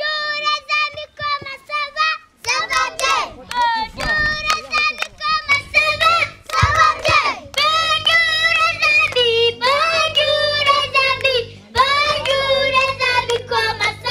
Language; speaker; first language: French; non-native, learner; Kinyarwanda